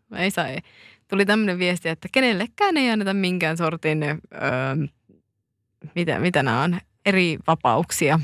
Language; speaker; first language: Finnish; native; Finnish